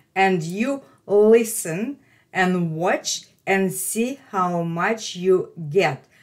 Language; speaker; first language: English; non-native, fluent; Russian